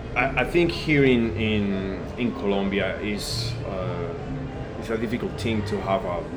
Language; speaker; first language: English; non-native, learner; Spanish